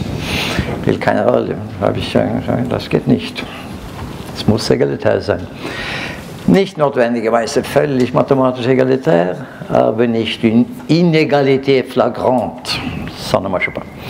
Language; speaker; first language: German; non-native, fluent; Norwegian